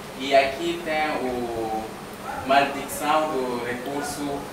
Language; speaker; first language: Portuguese; non-native, learner; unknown